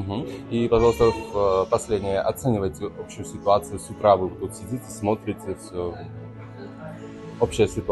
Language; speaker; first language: Russian; non-native, fluent; Armenian